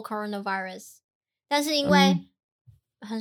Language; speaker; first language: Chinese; native; Chinese